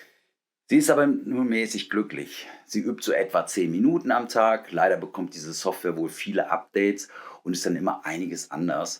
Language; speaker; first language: German; native; German